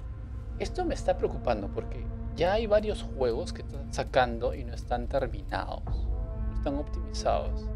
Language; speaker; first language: Spanish; native; Spanish